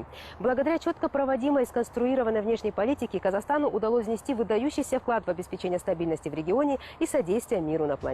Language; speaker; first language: Russian; native; Russian